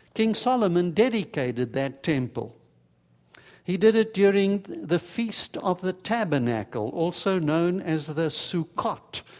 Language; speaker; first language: English; native; English